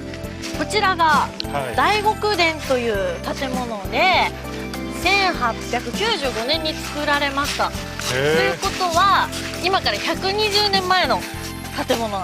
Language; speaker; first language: Japanese; native; Japanese